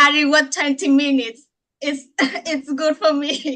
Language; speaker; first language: English; non-native, learner; Vietnamese